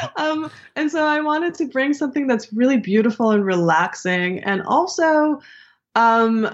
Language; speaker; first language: English; early bilingual, other home language; Hebrew